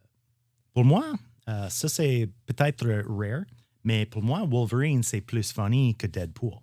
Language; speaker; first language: French; non-native, learner; English